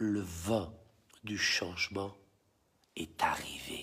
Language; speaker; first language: French; non-native, local second language; Arabic